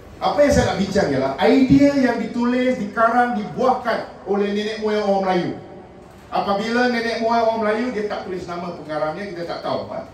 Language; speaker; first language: Malay; non-native, local second language; Min Nan Chinese